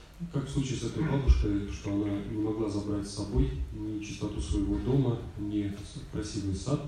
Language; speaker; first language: Russian; native; Russian